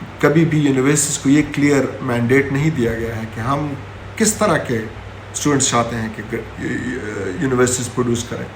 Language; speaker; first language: Hindi; non-native, local second language; Pashto